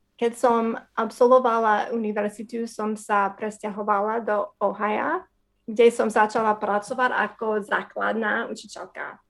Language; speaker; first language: Slovak; non-native, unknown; English